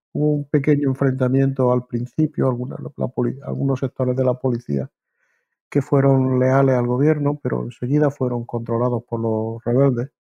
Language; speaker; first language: Spanish; native; Spanish